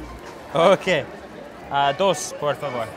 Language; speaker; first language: Spanish; non-native, learner; English